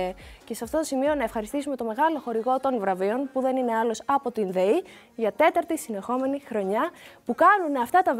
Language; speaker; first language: Greek; native; Greek